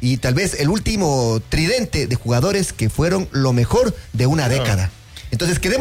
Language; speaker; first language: Spanish; native; Spanish